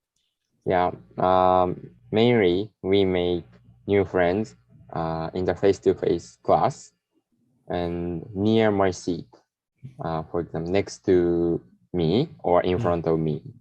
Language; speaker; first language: English; non-native, learner; Japanese